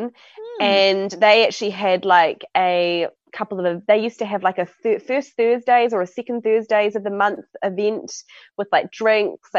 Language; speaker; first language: English; native; English